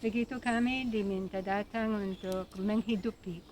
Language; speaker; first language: Indonesian; non-native, fluent; English